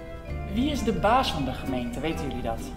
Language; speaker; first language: Dutch; native; Dutch